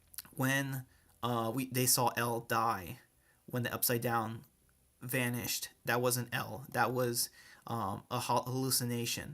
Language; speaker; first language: English; native; English